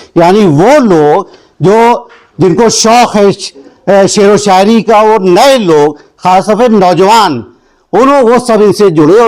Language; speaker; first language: Urdu; native; Urdu